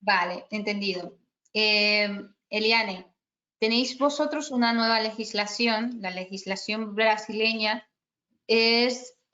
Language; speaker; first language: Spanish; native; Spanish